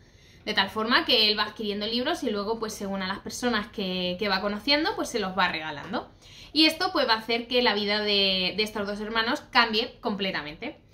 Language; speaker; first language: Spanish; native; Spanish